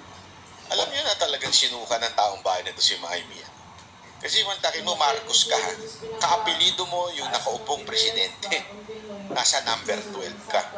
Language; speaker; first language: Filipino; non-native, local second language; Cebuano